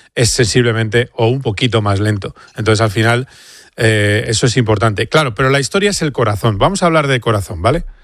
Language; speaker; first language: Spanish; native; Spanish